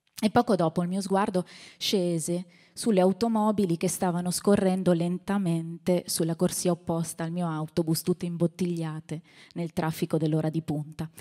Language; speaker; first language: Italian; native; Italian